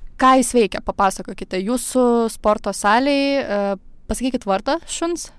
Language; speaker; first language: Lithuanian; native; Lithuanian